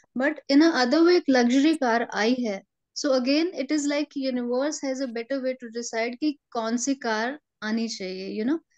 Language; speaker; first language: Hindi; native; Hindi